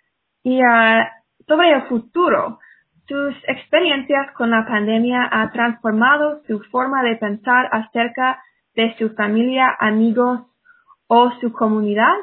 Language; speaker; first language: Spanish; non-native, fluent; English